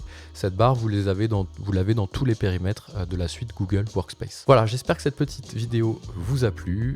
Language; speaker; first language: French; native; French